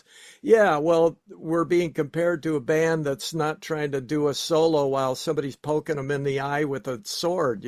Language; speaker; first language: English; native; English